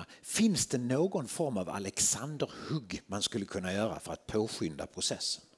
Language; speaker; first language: Swedish; native; Swedish